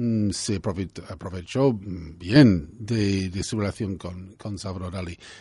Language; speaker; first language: Spanish; non-native, fluent; English